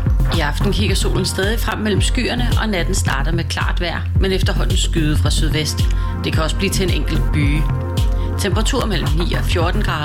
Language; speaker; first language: Danish; native; Danish